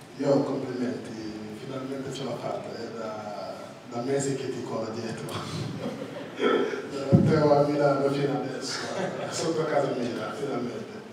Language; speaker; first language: Italian; non-native, fluent; Wolof